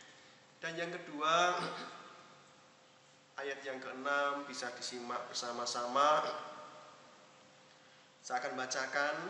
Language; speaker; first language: Indonesian; native; Indonesian